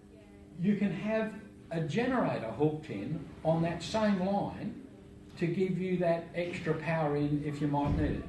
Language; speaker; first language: English; native; English